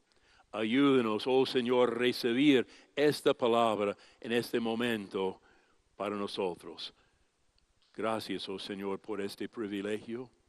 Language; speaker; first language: Spanish; non-native, fluent; English